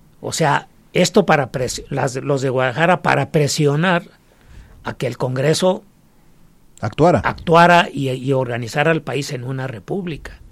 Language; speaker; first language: Spanish; native; Spanish